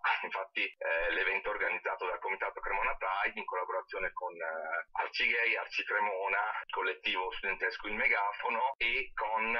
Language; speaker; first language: Italian; native; Italian